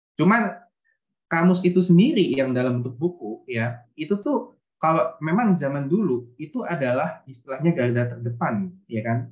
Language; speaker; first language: Indonesian; native; Indonesian